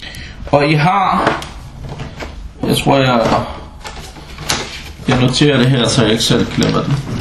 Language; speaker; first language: Danish; non-native, fluent; Arabic